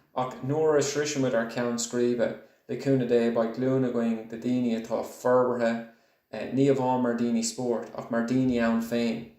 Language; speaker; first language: Irish; non-native, local second language; English